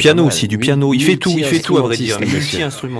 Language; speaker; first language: French; native; French